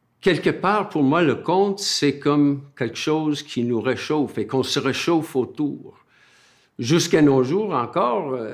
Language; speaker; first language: French; non-native, fluent; Irish